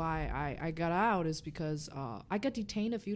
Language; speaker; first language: English; non-native, fluent; Chinese